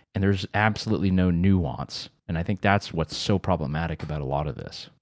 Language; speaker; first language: English; native; English